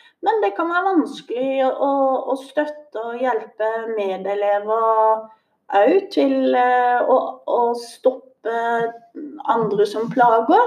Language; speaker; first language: Norwegian; native; Norwegian